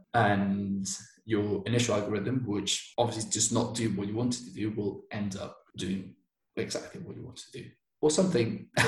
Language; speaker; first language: English; non-native, fluent; Spanish